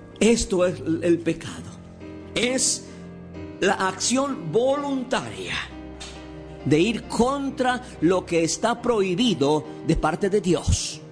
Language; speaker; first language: Spanish; native; Spanish